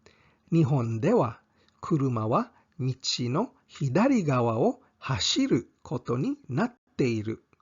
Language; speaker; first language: Japanese; non-native, fluent; English